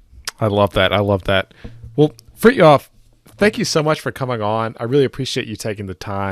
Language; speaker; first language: English; native; English